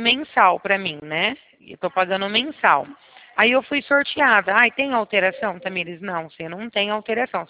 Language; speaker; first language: Portuguese; native; Portuguese